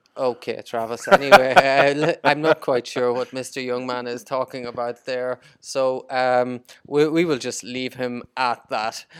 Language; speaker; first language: English; native; English